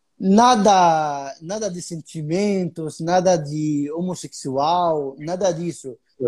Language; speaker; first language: Portuguese; non-native, fluent; Arabic